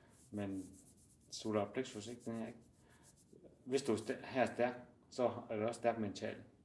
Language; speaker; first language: Danish; non-native, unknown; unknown